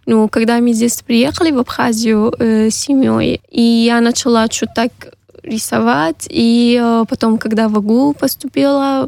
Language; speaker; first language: Russian; non-native, learner; Arabic